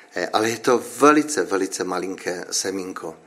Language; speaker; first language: Czech; native; Czech